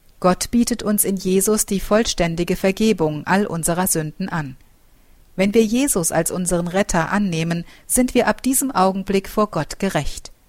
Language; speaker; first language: German; native; German